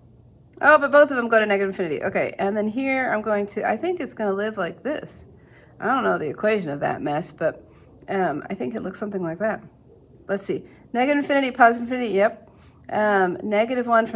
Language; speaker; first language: English; native; English